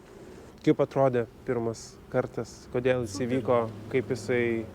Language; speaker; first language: Lithuanian; native; Lithuanian